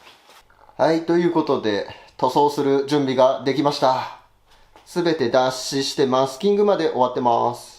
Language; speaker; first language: Japanese; native; Japanese